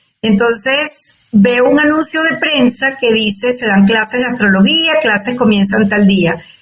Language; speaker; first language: Spanish; native; Spanish